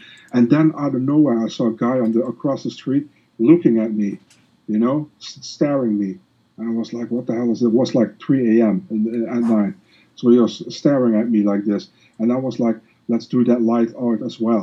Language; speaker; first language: English; non-native, fluent; Dutch